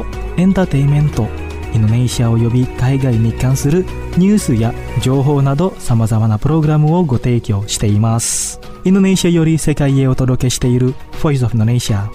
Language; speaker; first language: Japanese; non-native, fluent; Indonesian